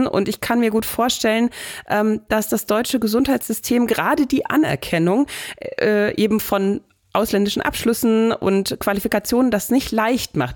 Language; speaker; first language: German; native; German